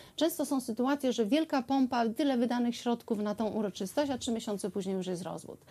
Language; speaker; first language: Polish; native; Polish